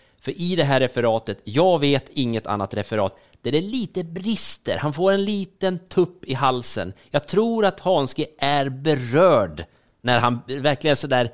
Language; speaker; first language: Swedish; native; Swedish